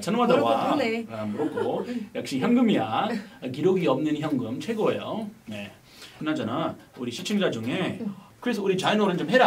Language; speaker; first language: Korean; non-native, fluent; English